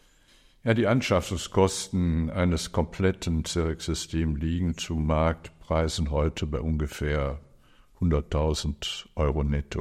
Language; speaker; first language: German; native; German